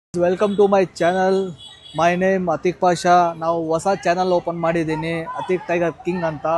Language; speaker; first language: Kannada; non-native, local second language; Urdu